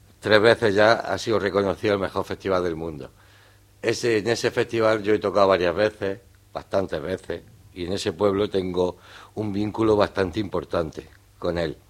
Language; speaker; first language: Spanish; native; Spanish